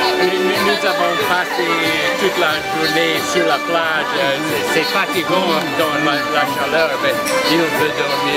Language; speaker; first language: French; non-native, learner; Catalan